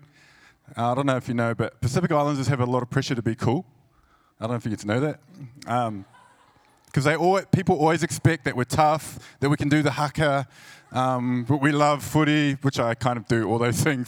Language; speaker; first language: English; native; English